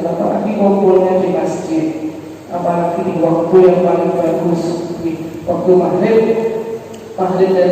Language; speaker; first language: Indonesian; native; Indonesian